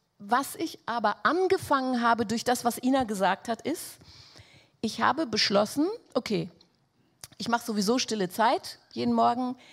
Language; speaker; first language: German; non-native, fluent; Portuguese